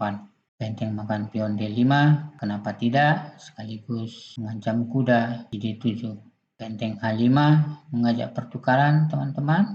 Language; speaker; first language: Indonesian; native; Indonesian